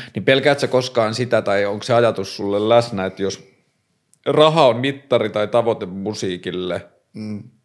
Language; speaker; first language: Finnish; native; Finnish